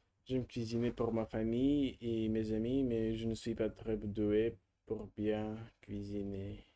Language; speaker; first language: French; non-native, learner; Russian